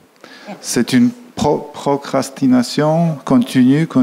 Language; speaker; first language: French; non-native, fluent; Polish